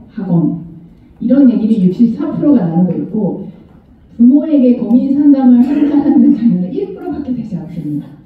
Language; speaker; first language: Korean; non-native, fluent; Japanese